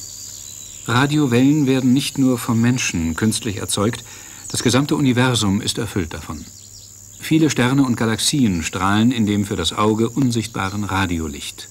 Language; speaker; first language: German; native; German